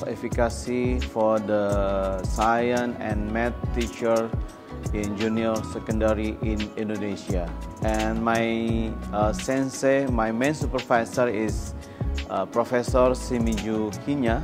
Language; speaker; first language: English; non-native, learner; Indonesian